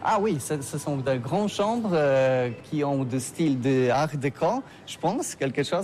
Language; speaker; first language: French; non-native, learner; Polish